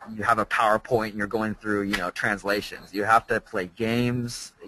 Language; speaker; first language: English; native; English